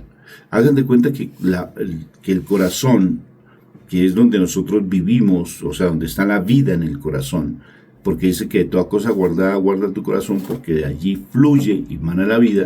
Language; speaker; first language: Spanish; native; Spanish